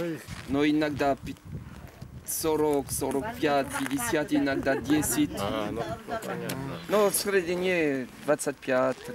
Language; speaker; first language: Russian; non-native, learner; French